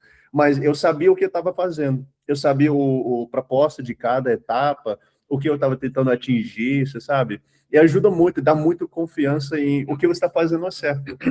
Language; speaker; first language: Portuguese; non-native, fluent; English